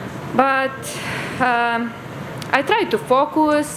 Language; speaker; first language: English; non-native, learner; Ukrainian